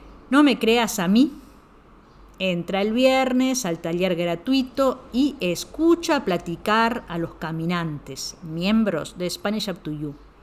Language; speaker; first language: Spanish; native; Spanish